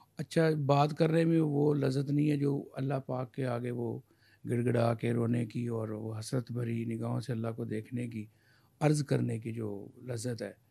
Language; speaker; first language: Urdu; non-native, local second language; Punjabi